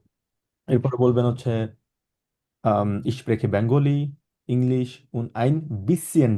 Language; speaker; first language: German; non-native, fluent; Bangla